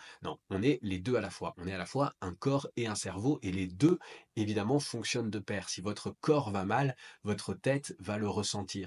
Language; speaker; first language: French; native; French